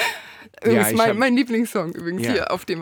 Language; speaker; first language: German; native; German